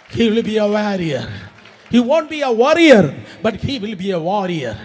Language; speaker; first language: English; non-native, local second language; Malayalam